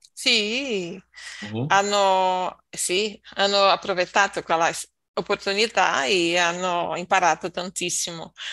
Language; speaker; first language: Italian; non-native, learner; Portuguese